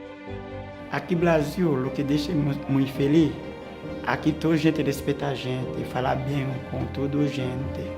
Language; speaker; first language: Portuguese; non-native, learner; Haitian Creole